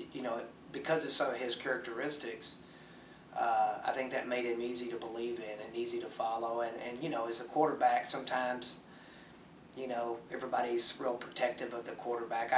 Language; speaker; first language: English; native; English